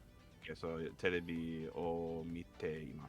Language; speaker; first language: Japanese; non-native, learner; English